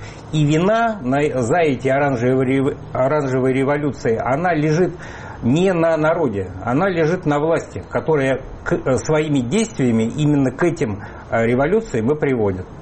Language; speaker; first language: Russian; native; Russian